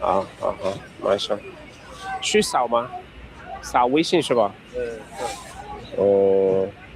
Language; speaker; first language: Chinese; non-native, learner; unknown